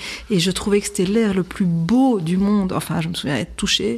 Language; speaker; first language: French; native; French